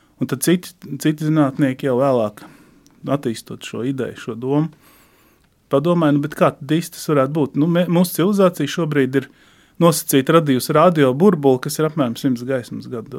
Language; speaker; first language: Latvian; native; Latvian